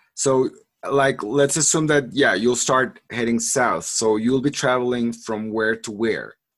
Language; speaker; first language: English; non-native, fluent; Spanish